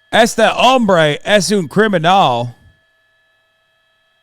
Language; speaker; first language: Spanish; non-native, learner; English